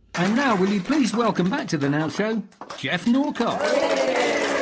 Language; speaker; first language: English; native; English